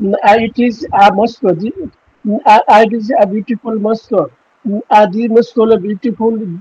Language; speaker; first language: English; non-native, learner; Bangla